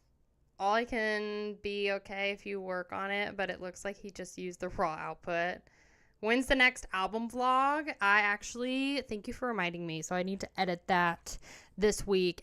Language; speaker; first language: English; native; English